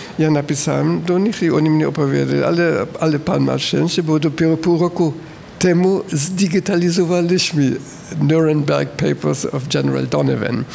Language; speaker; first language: Polish; non-native, fluent; German